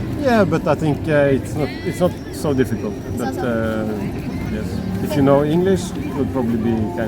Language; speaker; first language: English; non-native, fluent; Norwegian